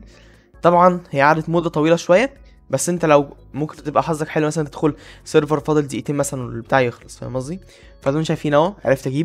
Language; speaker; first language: Arabic; native; Arabic